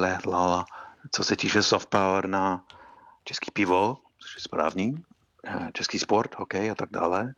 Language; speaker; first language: Czech; non-native, fluent; English